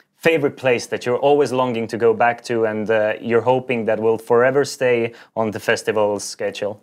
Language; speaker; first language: English; non-native, fluent; Estonian